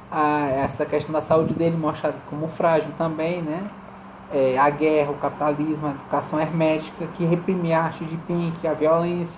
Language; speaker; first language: Portuguese; native; Portuguese